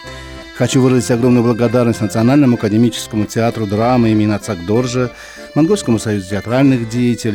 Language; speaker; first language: Russian; native; Russian